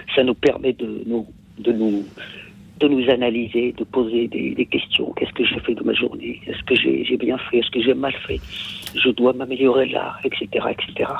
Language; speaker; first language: French; non-native, local second language; Kabyle